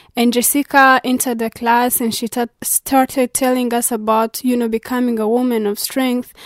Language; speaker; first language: English; non-native, local second language; Kinyarwanda